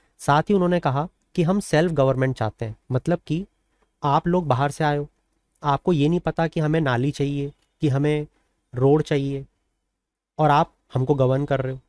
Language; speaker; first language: Hindi; native; Hindi